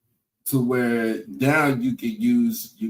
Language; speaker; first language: English; native; English